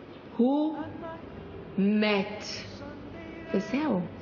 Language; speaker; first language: Hebrew; non-native, fluent; English